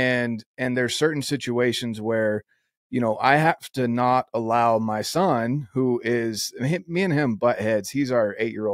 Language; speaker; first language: English; native; English